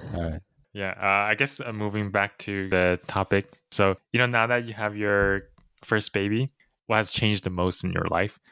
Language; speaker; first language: English; early bilingual, other home language; Chinese